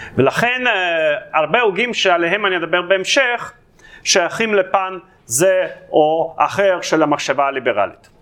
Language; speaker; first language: Hebrew; non-native, fluent; Russian